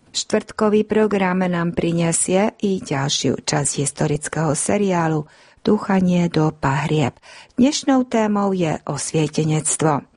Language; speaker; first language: Slovak; early bilingual, heritage; Slovak